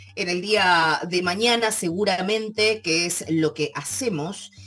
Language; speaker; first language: Spanish; native; Spanish